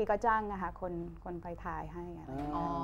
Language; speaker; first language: Thai; non-native, fluent; Portuguese